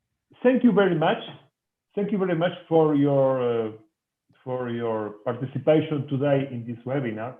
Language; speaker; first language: English; non-native, fluent; Spanish